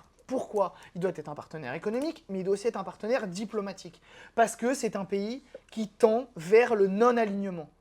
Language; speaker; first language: French; native; French